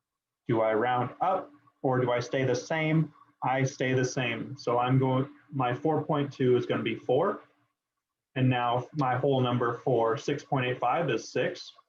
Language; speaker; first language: English; native; English